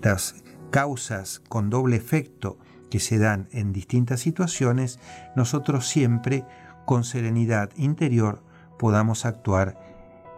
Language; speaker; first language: Spanish; native; Spanish